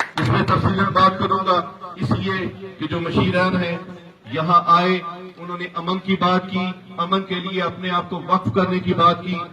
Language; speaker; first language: Urdu; non-native, local second language; Punjabi